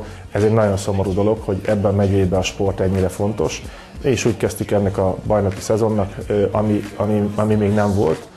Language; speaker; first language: Hungarian; native; Hungarian